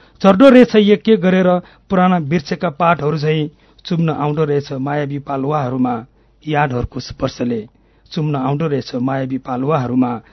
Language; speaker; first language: Nepali; non-native, local second language; Newari